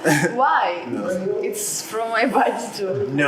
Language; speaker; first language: English; non-native, learner; Russian